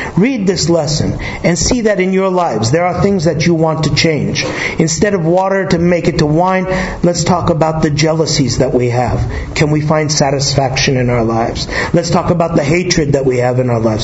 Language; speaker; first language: English; native; English